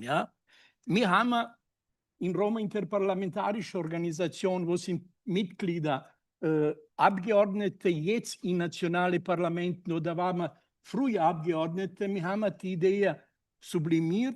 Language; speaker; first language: German; non-native, learner; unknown